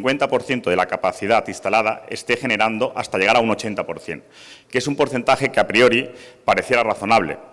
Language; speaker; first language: Spanish; native; Spanish